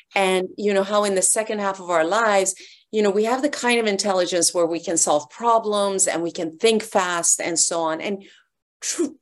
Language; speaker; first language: English; early bilingual, other home language; Persian